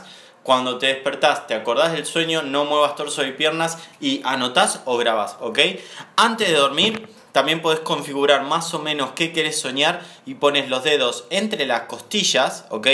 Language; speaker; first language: Spanish; native; Spanish